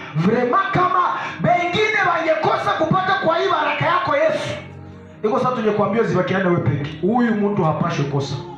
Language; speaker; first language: Swahili; native; Swahili